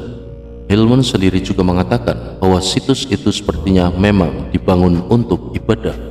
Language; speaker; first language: Indonesian; native; Indonesian